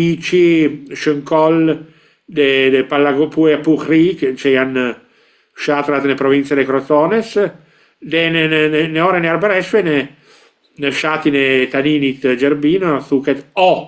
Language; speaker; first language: Albanian; non-native, learner; Italian